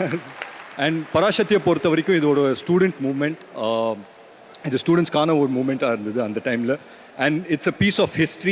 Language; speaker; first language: Tamil; native; Tamil